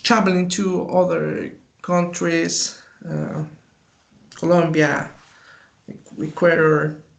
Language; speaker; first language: English; non-native, learner; Spanish